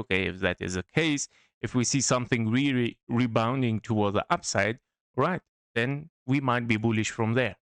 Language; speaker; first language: English; non-native, fluent; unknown